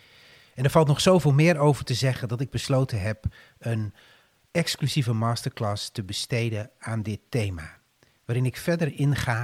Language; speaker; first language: Dutch; native; Dutch